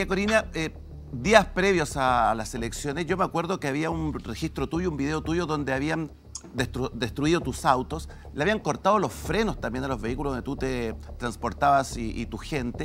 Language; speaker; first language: Spanish; native; Spanish